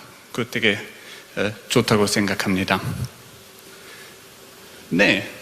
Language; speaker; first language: Korean; non-native, fluent; German